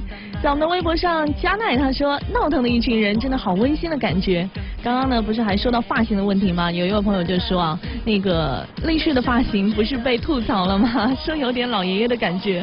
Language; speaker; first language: Chinese; native; Chinese